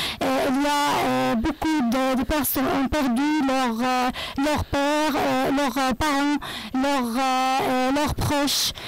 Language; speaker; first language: French; non-native, learner; Arabic